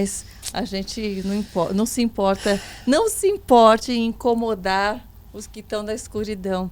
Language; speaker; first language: Portuguese; native; Portuguese